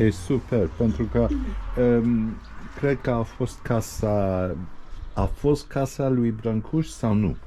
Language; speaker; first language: Romanian; non-native, learner; English